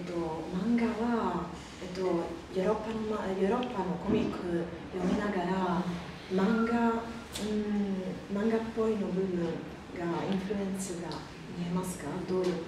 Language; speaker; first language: Japanese; non-native, learner; Italian